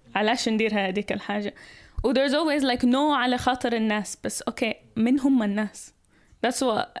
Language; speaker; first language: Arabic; early bilingual, heritage; Arabic